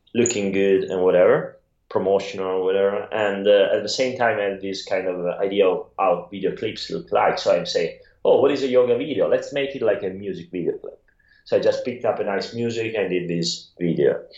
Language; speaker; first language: English; non-native, fluent; Italian